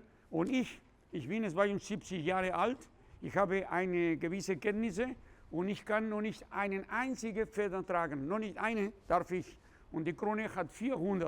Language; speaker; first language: German; non-native, fluent; Spanish